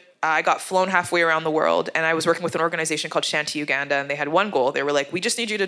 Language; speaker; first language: English; native; English